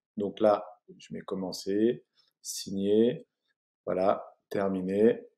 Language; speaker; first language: French; native; French